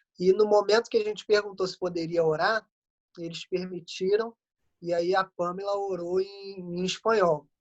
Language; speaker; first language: Portuguese; native; Portuguese